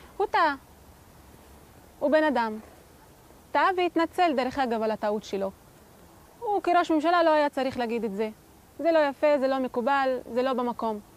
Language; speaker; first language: Hebrew; non-native, local second language; Arabic